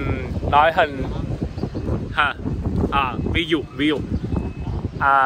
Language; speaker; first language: Vietnamese; non-native, learner; English